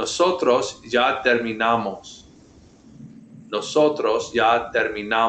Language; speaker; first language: Spanish; non-native, fluent; English